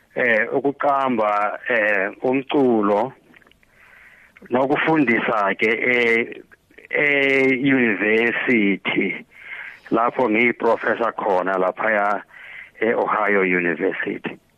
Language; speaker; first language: Zulu; non-native, local second language; Xhosa